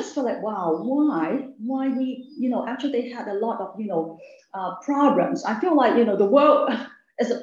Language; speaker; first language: English; non-native, local second language; Cantonese